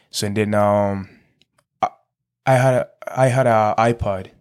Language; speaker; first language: English; early bilingual, other home language; Kinyarwanda